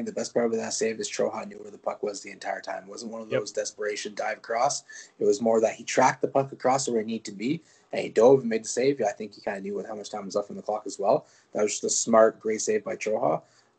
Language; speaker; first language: English; non-native, fluent; French